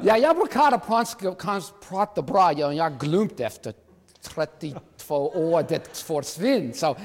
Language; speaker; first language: Swedish; non-native, learner; English